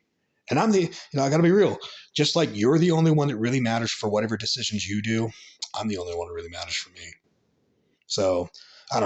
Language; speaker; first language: English; native; English